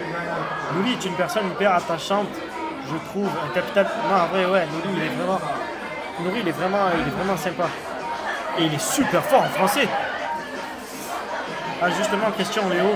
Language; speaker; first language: French; native; French